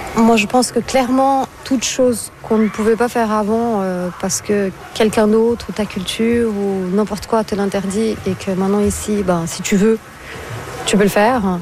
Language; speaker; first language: French; non-native, fluent; Portuguese